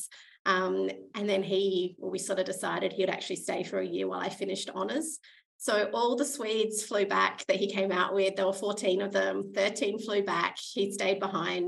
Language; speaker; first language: English; native; English